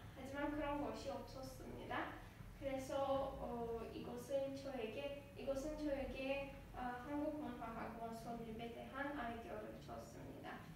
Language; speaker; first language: Korean; non-native, learner; Azerbaijani